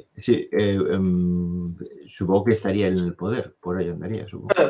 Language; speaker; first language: Spanish; native; Spanish